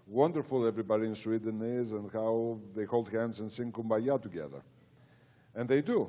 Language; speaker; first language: English; non-native, fluent; Greek